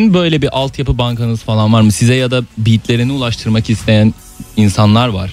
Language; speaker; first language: Turkish; native; Turkish